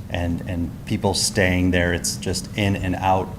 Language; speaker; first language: English; native; English